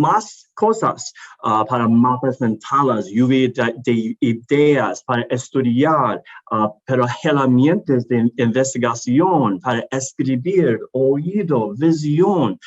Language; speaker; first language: Spanish; non-native, learner; English